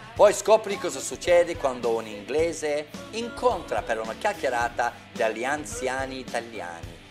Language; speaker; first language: Italian; non-native, fluent; English